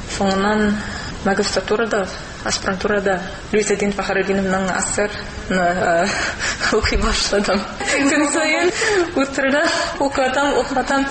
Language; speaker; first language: Tatar; non-native, fluent; English